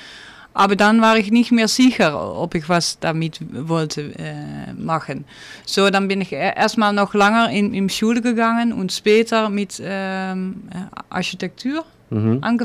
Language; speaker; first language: German; non-native, learner; Dutch